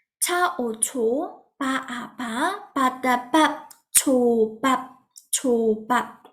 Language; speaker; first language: Korean; non-native, fluent; Burmese